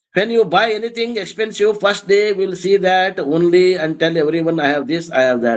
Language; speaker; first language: English; non-native, local second language; Kannada